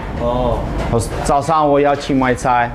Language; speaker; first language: Chinese; non-native, learner; Russian